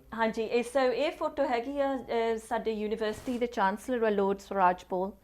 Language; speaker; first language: Punjabi; early bilingual, heritage; Punjabi